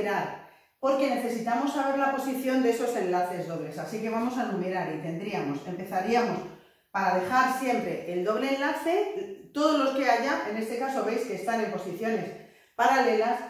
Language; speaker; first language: Spanish; native; Spanish